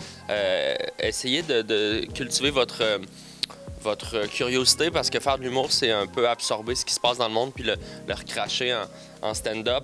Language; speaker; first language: French; native; French